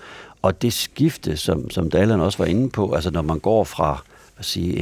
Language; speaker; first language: Danish; native; Danish